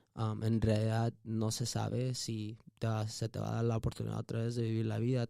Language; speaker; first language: Spanish; early bilingual, heritage; Spanish